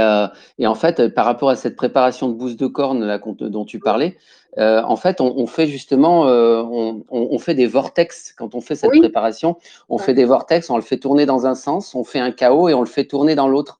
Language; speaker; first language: French; native; French